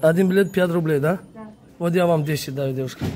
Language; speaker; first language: Russian; non-native, learner; Tajik